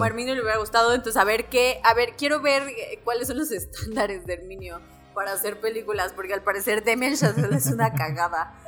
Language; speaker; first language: Spanish; native; Spanish